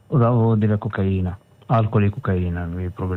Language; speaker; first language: Italian; non-native, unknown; Arabic